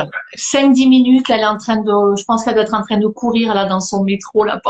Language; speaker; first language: French; native; French